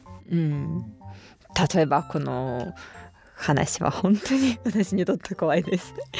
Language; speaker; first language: Japanese; non-native, learner; Russian